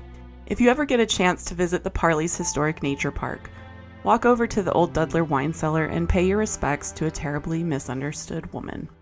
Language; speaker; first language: English; native; English